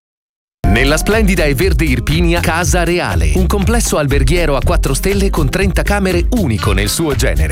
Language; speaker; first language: Italian; native; Italian